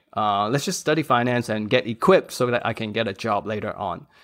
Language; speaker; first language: English; non-native, local second language; Cantonese